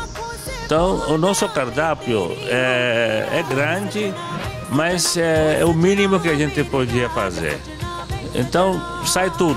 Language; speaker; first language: Portuguese; non-native, fluent; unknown